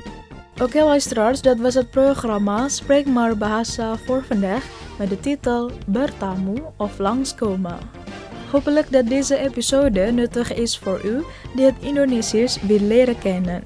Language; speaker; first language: Dutch; non-native, fluent; Indonesian